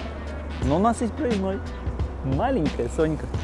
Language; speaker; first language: Russian; native; Russian